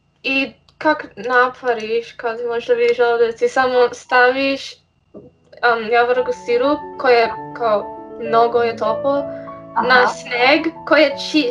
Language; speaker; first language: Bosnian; early bilingual, heritage; English